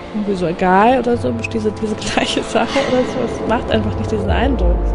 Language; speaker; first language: German; native; German